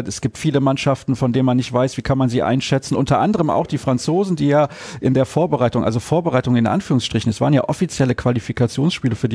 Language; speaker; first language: German; native; German